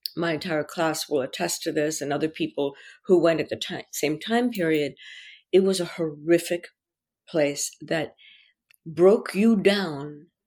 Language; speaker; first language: English; early bilingual, other home language; French